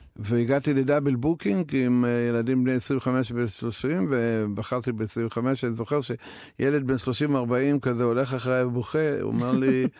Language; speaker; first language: Hebrew; non-native, fluent; Russian